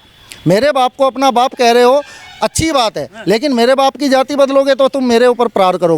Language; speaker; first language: Hindi; native; Hindi